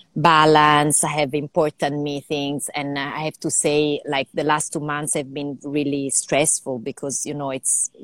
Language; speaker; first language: English; non-native, fluent; Italian